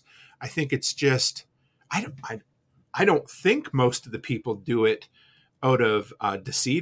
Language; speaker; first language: English; native; English